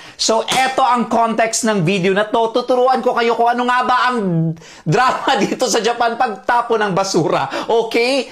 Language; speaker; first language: Filipino; native; Filipino